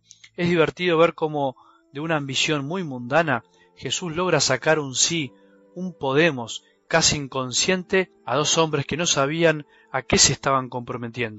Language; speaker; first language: Spanish; native; Spanish